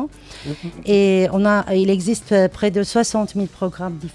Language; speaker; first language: French; non-native, fluent; Turkish